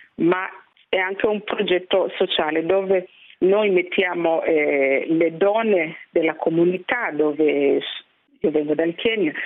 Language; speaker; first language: Italian; non-native, fluent; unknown